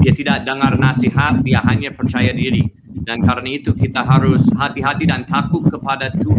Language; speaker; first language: Indonesian; non-native, learner; English